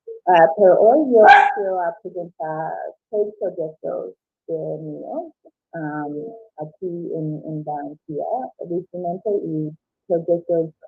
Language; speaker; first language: Spanish; non-native, learner; English